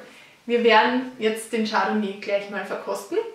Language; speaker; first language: German; native; German